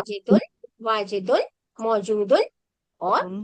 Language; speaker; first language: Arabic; non-native, fluent; Urdu